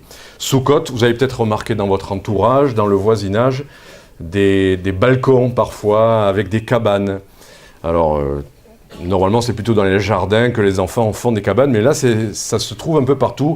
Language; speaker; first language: French; native; French